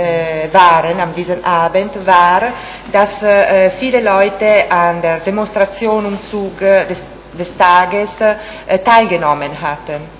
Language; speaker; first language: German; non-native, fluent; Italian